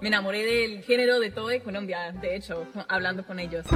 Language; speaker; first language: Spanish; non-native, fluent; English